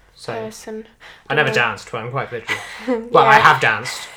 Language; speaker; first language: English; native; English